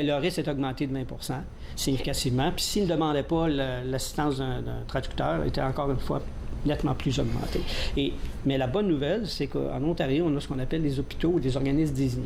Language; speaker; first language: French; native; French